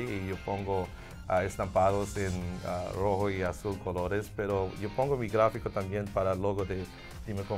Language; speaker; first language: Spanish; non-native, learner; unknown